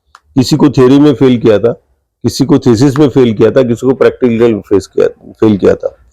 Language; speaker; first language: Hindi; non-native, local second language; Marathi